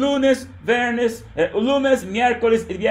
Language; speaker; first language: Spanish; non-native, learner; Portuguese